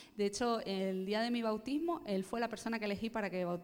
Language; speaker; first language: Spanish; native; Spanish